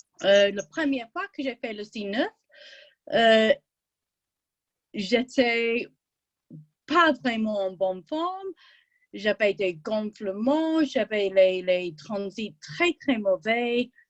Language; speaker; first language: French; non-native, fluent; English